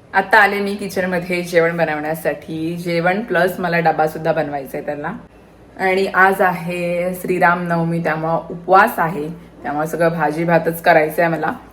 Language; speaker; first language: Marathi; native; Marathi